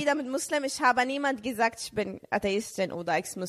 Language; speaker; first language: German; non-native, learner; Arabic